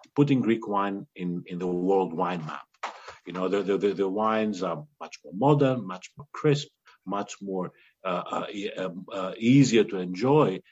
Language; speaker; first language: English; non-native, fluent; Greek